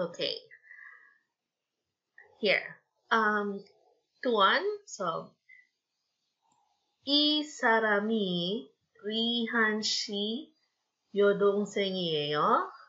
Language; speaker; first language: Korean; non-native, fluent; Filipino